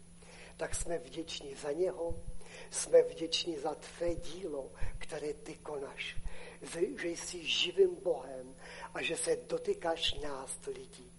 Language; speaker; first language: Czech; non-native, local second language; Polish